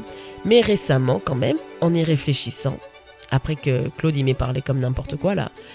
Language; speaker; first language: French; native; French